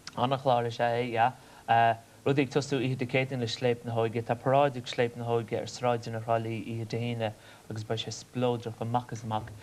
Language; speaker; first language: Irish; native; Irish